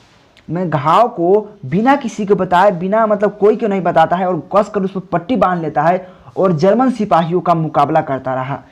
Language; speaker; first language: Hindi; native; Hindi